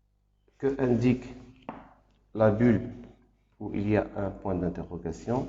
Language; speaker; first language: French; non-native, local second language; Arabic